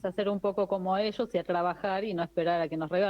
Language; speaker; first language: Spanish; native; Spanish